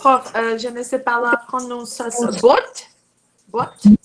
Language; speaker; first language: French; non-native, learner; Portuguese